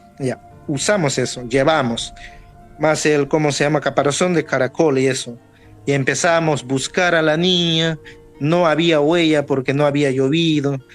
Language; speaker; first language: Spanish; non-native, local second language; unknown